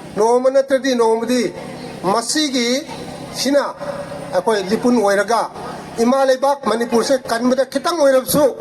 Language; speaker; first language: Manipuri; non-native, local second language; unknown